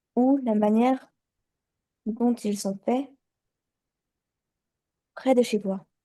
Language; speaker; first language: French; non-native, learner; Chinese